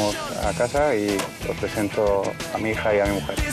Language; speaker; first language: Spanish; native; Spanish